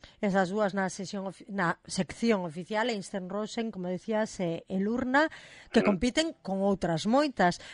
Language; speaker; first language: Galician; native; Galician